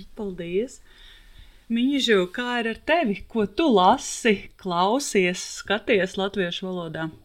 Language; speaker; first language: Latvian; native; Latvian